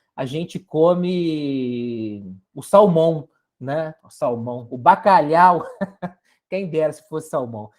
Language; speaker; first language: Portuguese; native; Portuguese